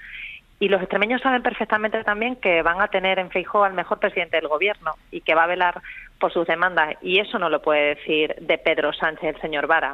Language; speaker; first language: Spanish; native; Spanish